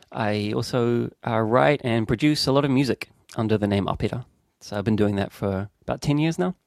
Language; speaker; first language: English; native; English